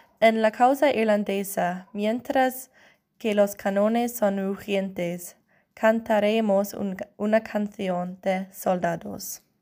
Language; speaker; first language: Spanish; non-native, learner; English